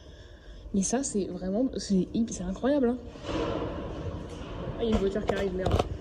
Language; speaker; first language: French; native; French